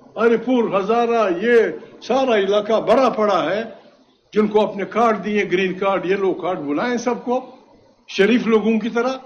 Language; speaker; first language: Urdu; non-native, local second language; Pashto